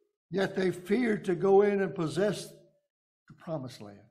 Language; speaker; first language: English; native; English